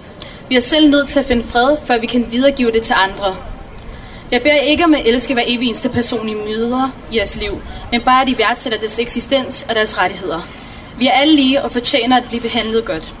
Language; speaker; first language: Danish; native; Danish